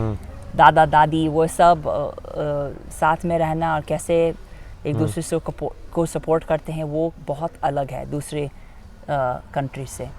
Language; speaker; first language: Hindi; non-native, fluent; English